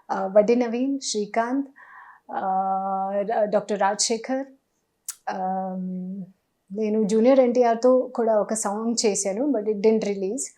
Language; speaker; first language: Telugu; non-native, learner; Hindi